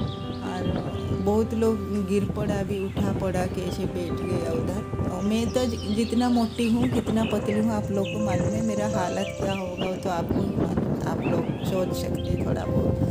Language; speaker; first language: Hindi; non-native, local second language; Odia